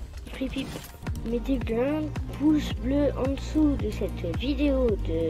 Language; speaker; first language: French; native; French